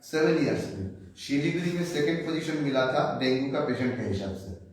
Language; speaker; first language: Hindi; non-native, local second language; Bangla